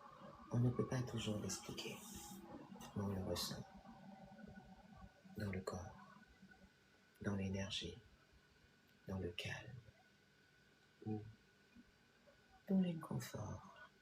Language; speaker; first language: French; native; French